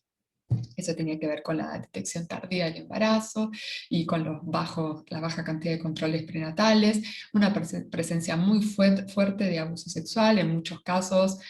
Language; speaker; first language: Spanish; native; Spanish